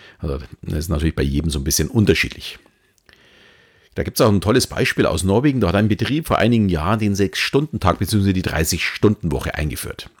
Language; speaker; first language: German; native; German